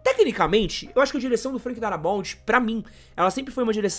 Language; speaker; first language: Portuguese; native; Portuguese